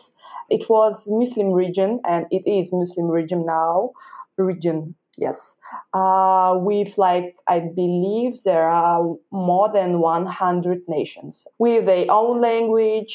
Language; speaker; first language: English; non-native, fluent; Russian